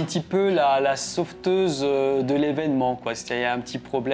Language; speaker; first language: French; native; French